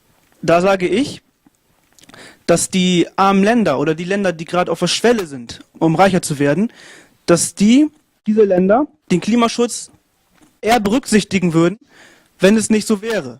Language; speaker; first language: German; native; German